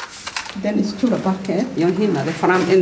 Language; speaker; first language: Swedish; non-native, learner; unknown